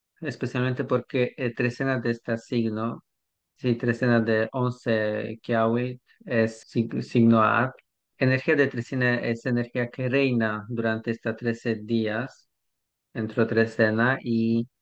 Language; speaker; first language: Spanish; non-native, learner; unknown